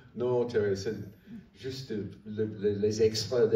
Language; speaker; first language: French; non-native, learner; English